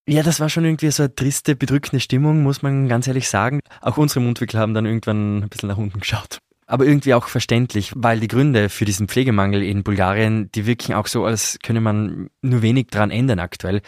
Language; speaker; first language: German; native; German